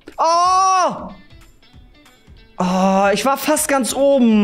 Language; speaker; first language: German; native; German